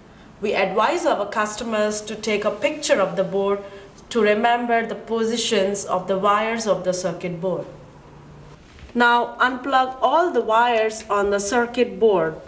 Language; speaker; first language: English; non-native, learner; Chinese